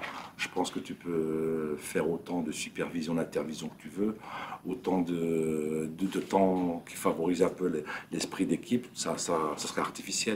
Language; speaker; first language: French; native; French